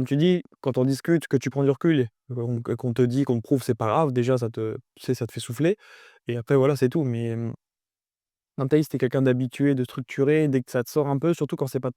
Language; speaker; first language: French; native; French